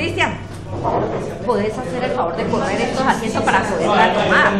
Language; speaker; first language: Spanish; native; Spanish